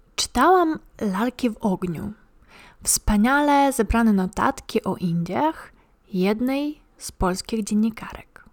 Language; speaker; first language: Polish; non-native, fluent; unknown